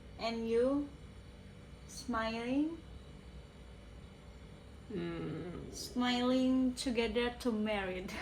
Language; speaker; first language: English; non-native, learner; Indonesian